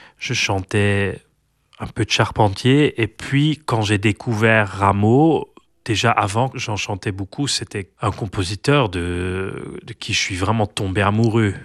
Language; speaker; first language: French; non-native, local second language; Dutch